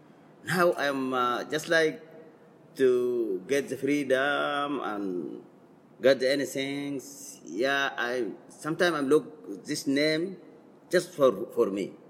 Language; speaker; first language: English; non-native, learner; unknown